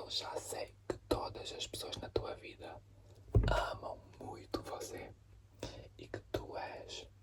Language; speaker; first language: Portuguese; non-native, learner; English